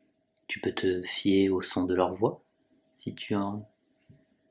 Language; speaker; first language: French; native; French